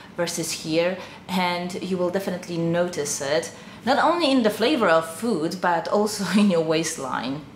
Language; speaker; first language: English; non-native, fluent; Polish